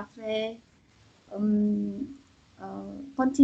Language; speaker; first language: French; non-native, learner; Korean